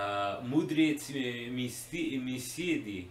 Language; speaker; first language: Russian; non-native, learner; English